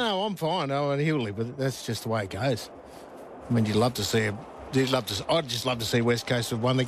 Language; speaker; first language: English; native; English